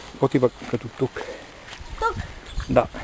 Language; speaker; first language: Bulgarian; non-native, learner; Finnish